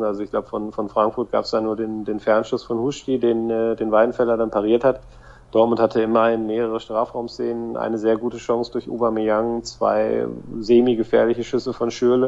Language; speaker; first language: German; native; German